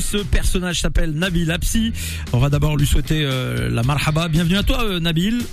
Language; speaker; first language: French; native; French